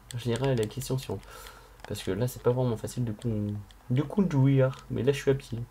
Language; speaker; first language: French; native; French